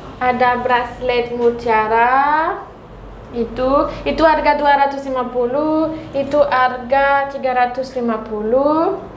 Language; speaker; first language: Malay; non-native, learner; French